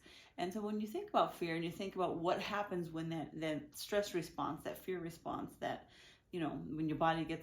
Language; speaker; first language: English; native; English